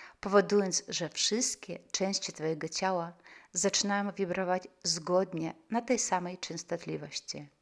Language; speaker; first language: Polish; non-native, fluent; Russian